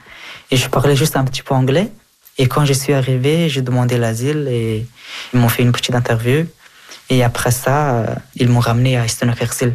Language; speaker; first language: French; early bilingual, other home language; Persian